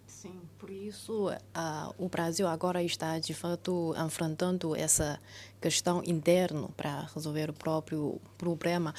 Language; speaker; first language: Portuguese; non-native, fluent; Chinese